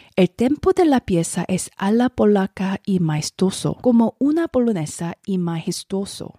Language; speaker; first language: Spanish; non-native, learner; Korean